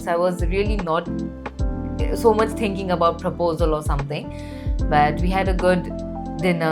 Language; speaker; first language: English; non-native, local second language; Hindi